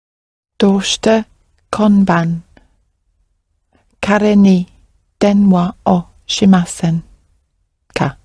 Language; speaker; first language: Japanese; non-native, learner; English